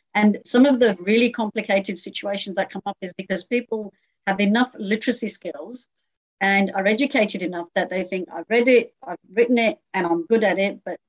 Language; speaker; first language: English; native; English